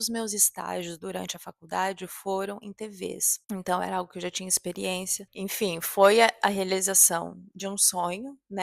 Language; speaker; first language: Portuguese; native; Portuguese